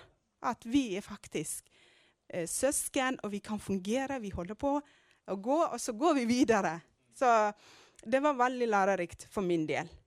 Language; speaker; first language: Norwegian; non-native, fluent; Amharic